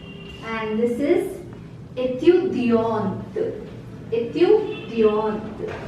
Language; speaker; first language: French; non-native, fluent; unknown